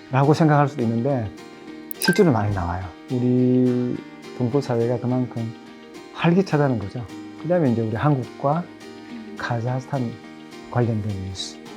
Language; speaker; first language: Korean; native; Korean